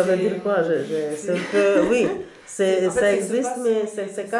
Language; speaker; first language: French; non-native, learner; Albanian